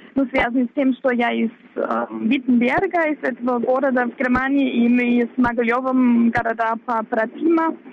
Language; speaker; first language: Russian; non-native, fluent; German